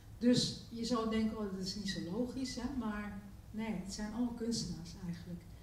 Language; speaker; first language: Dutch; early bilingual, other home language; Turkish